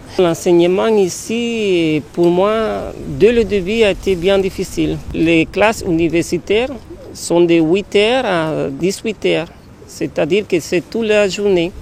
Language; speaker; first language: French; non-native, fluent; Spanish